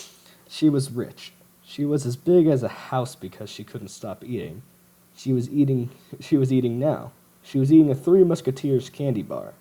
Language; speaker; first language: English; native; English